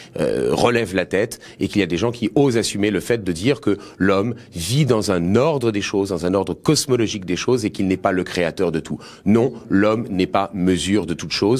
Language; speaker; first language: French; native; French